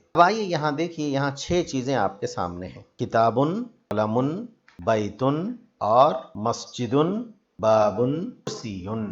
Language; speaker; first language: Urdu; native; Urdu